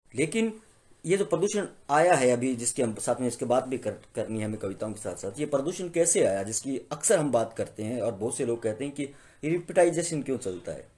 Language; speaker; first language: Hindi; native; Hindi